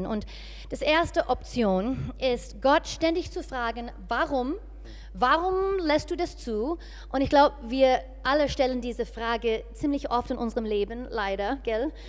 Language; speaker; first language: German; non-native, fluent; English